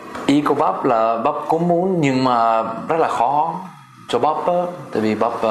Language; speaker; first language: Vietnamese; non-native, learner; Swedish